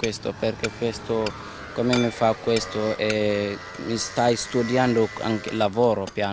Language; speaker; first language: Italian; non-native, learner; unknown